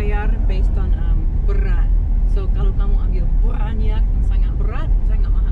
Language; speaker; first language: Indonesian; non-native, learner; English